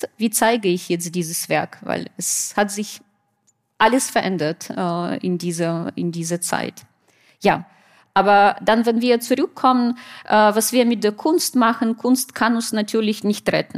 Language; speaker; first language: German; non-native, fluent; Russian